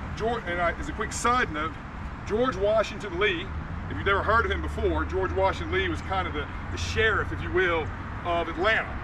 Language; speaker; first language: English; native; English